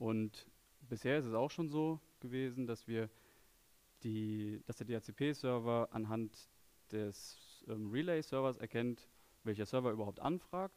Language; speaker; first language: German; native; German